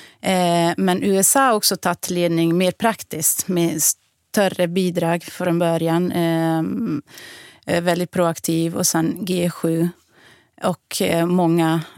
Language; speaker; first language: Swedish; non-native, fluent; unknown